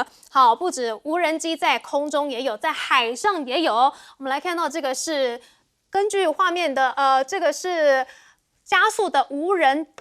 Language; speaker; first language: Chinese; native; Chinese